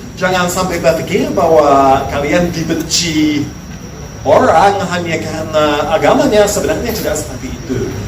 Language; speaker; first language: Indonesian; non-native, fluent; English